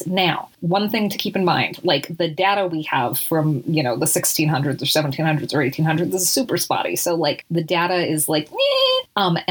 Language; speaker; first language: English; native; English